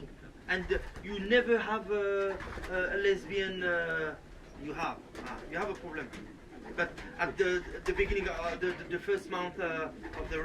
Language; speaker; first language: English; non-native, learner; French